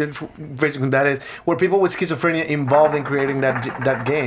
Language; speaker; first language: English; non-native, fluent; Spanish